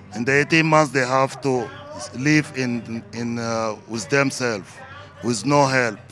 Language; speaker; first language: English; non-native, learner; Arabic